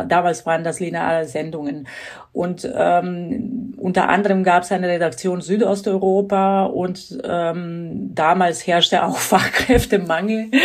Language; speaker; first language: German; non-native, fluent; Croatian